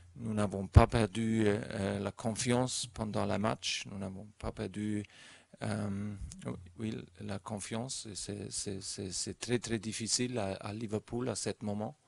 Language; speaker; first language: French; non-native, fluent; German